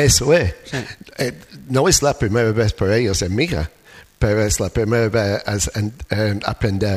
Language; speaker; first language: Spanish; non-native, fluent; English